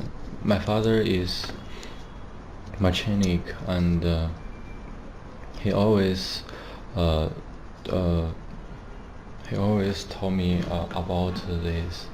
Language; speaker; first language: English; non-native, learner; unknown